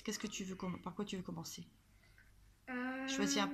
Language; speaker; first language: French; native; French